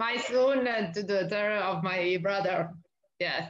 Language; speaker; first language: English; non-native, learner; Italian